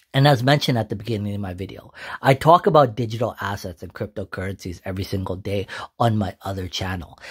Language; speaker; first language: English; native; English